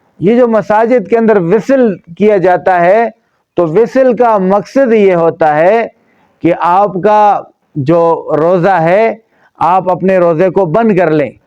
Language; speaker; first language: Urdu; non-native, local second language; Pashto